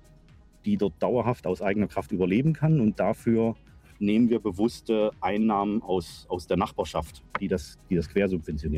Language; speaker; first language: German; native; German